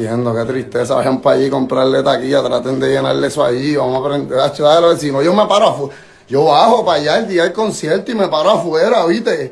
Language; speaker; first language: Spanish; native; Spanish